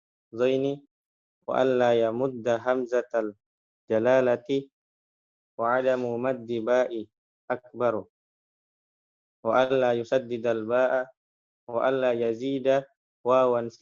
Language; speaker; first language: Arabic; non-native, learner; Indonesian